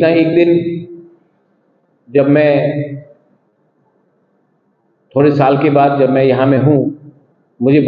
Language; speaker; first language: Hindi; non-native, local second language; Kok Borok